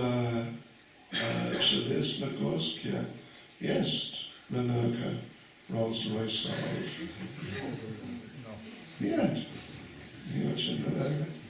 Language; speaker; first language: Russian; non-native, learner; English